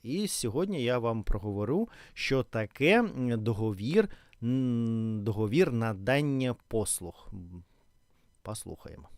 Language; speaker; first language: Ukrainian; non-native, learner; Russian